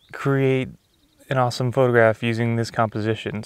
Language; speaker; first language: English; native; English